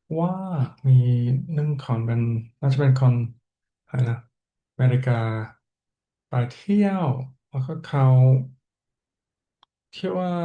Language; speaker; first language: Thai; non-native, learner; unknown